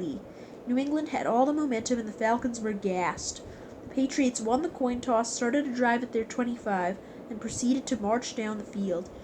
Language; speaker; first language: English; native; English